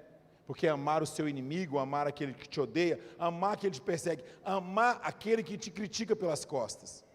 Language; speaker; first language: Portuguese; native; Portuguese